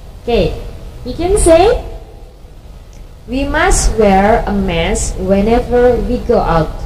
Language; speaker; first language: English; non-native, fluent; Indonesian